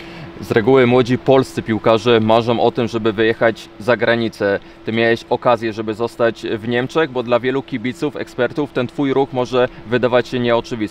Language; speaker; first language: Polish; native; Polish